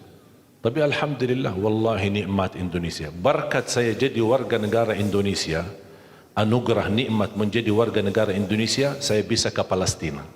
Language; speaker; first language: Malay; non-native, fluent; Arabic